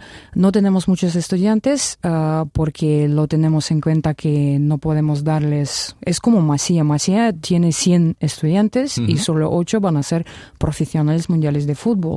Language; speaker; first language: Spanish; non-native, fluent; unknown